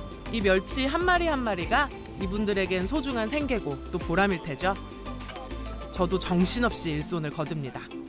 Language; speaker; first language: Korean; native; Korean